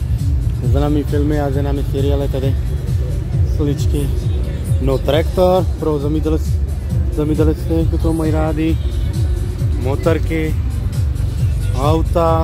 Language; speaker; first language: Czech; non-native, learner; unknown